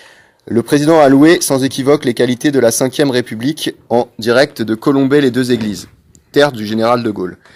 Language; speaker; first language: French; native; French